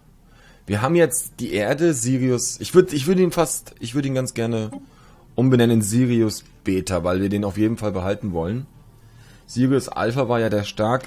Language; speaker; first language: German; native; German